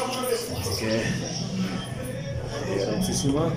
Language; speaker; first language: Spanish; native; Spanish